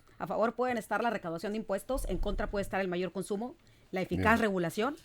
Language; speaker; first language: Spanish; native; Spanish